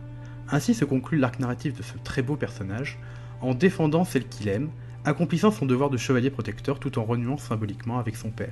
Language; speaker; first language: French; native; French